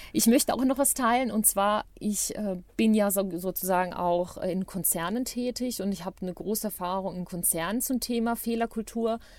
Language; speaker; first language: German; non-native, fluent; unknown